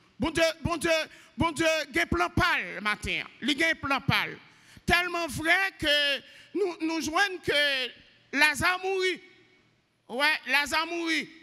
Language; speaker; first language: French; non-native, local second language; Haitian Creole